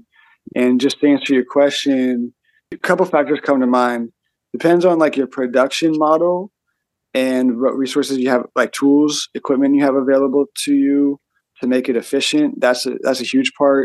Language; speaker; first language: English; native; English